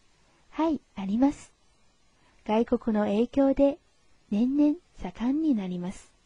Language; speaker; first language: Japanese; non-native, fluent; Chinese